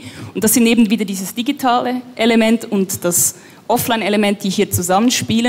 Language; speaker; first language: German; native; German